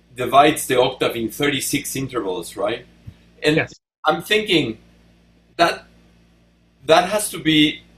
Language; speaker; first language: English; non-native, fluent; Spanish